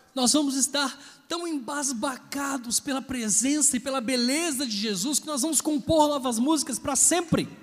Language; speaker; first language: Portuguese; native; Portuguese